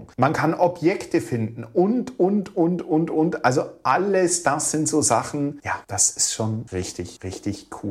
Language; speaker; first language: German; native; German